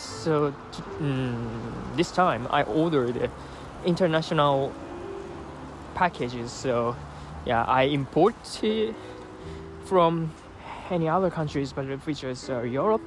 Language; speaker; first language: English; non-native, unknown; Japanese